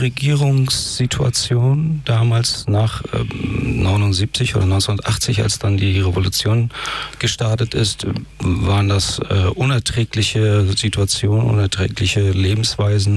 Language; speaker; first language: German; early bilingual, other home language; Persian